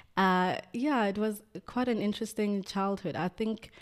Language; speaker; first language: English; non-native, local second language; Zulu